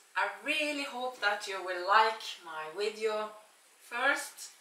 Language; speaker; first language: English; non-native, learner; Norwegian